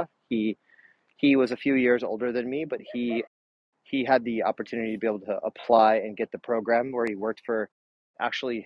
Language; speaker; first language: English; native; English